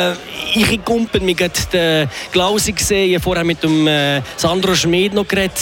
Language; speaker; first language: German; native; German